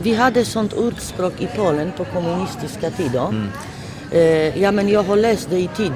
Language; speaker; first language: Swedish; non-native, fluent; Polish